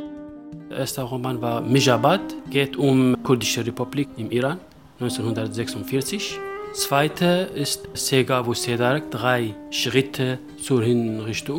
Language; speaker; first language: German; non-native, local second language; Kurdish